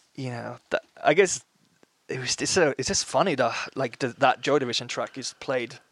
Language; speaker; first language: English; non-native, fluent; Swedish